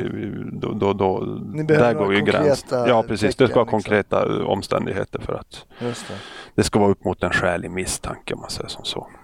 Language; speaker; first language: Swedish; native; Swedish